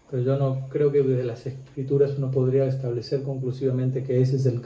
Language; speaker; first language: Spanish; native; Spanish